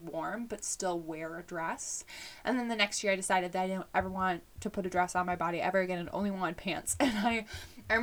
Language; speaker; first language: English; native; English